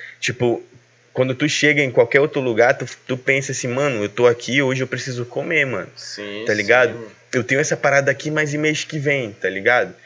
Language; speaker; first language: Portuguese; native; Portuguese